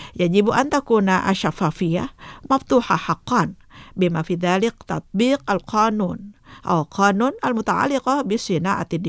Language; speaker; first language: Arabic; non-native, fluent; Indonesian